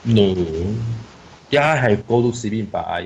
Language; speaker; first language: English; non-native, learner; Chinese